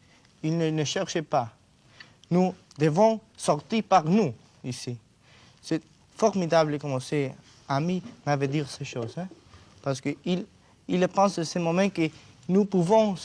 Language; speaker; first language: French; non-native, learner; Spanish